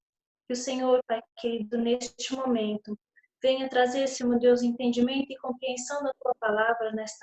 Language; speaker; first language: Portuguese; native; Portuguese